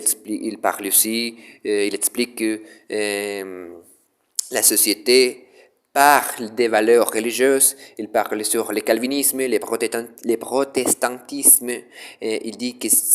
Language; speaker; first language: French; non-native, learner; Spanish